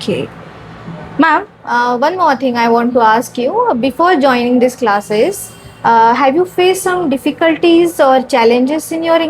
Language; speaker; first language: English; non-native, learner; Marathi